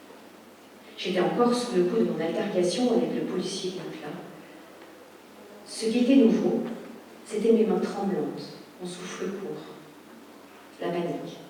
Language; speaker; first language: French; native; French